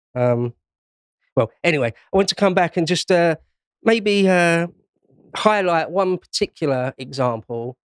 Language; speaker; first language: English; native; English